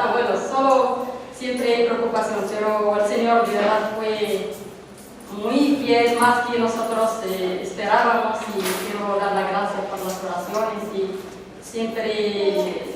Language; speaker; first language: Spanish; non-native, learner; Arabic